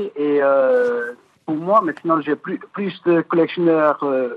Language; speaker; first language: French; non-native, fluent; Chinese